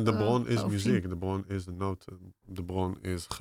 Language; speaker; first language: Dutch; non-native, fluent; Hebrew